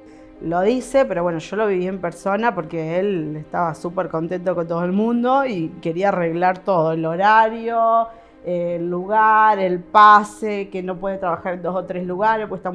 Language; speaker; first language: Spanish; native; Spanish